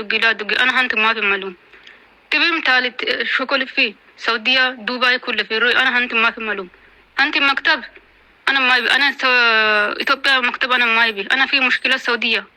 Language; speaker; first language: Arabic; non-native, learner; Amharic